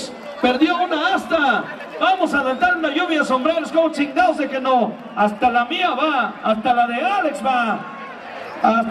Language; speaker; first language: Spanish; native; Spanish